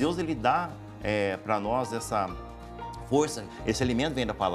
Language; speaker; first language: Portuguese; native; Portuguese